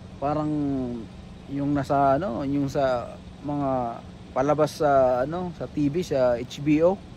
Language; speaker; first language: Filipino; non-native, local second language; Waray